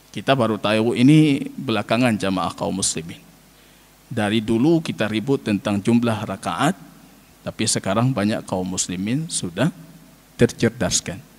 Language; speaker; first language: Malay; non-native, local second language; Achinese